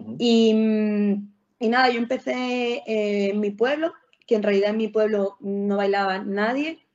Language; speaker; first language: Spanish; native; Spanish